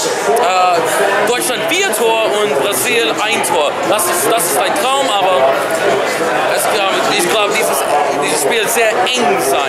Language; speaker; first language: German; non-native, learner; English